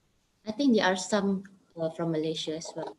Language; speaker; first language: English; non-native, local second language; Malay